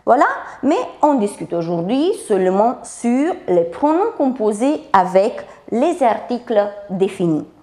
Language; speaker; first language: French; non-native, fluent; Romanian